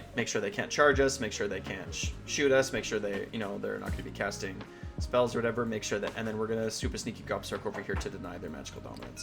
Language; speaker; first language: English; native; English